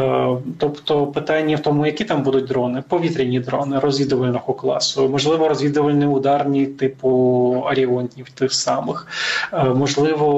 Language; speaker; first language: Ukrainian; native; Ukrainian